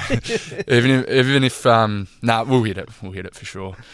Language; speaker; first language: English; native; English